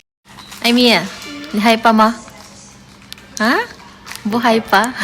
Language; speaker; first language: Chinese; non-native, learner; Filipino